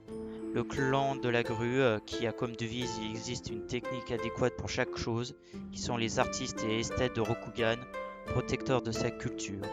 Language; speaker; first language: French; native; French